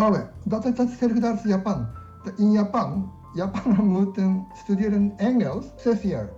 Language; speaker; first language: Dutch; non-native, learner; Japanese